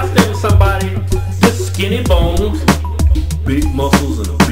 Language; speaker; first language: English; native; English